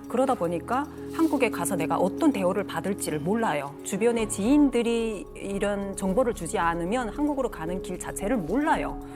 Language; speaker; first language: Korean; native; Korean